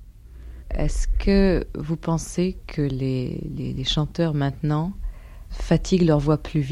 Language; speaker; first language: French; native; French